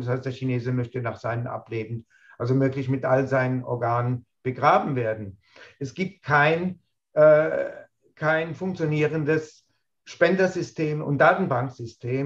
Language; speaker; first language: German; native; German